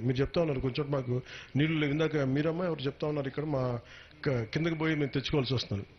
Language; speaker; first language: Telugu; native; Telugu